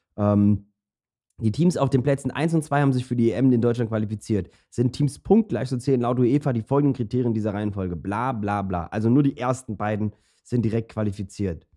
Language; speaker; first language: German; early bilingual, other home language; Turkish